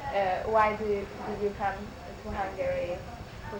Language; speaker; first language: English; non-native, fluent; Hungarian